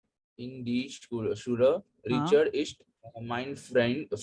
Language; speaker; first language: German; non-native, learner; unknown